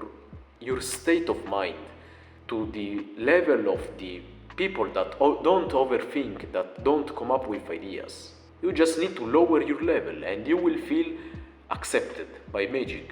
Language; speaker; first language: English; non-native, fluent; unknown